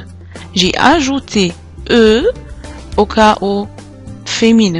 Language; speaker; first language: French; non-native, fluent; Arabic